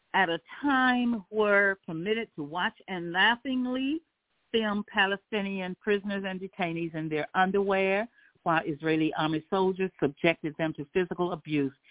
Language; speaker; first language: English; native; English